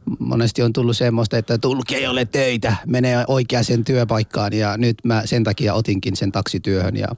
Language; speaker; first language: Finnish; non-native, fluent; Somali